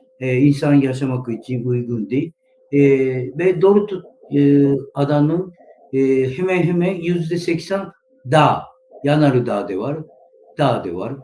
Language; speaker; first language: Turkish; non-native, learner; Japanese